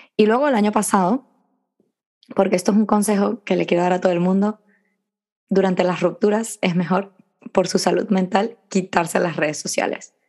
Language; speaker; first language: Spanish; native; Spanish